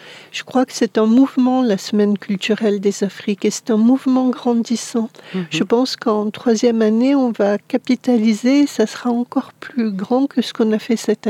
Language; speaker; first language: French; native; French